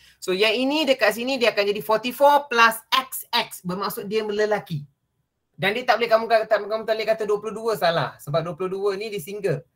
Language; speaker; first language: Malay; non-native, local second language; Tamil